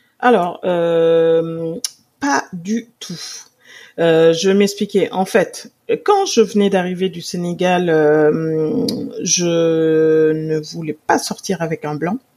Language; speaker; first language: French; non-native, local second language; Wolof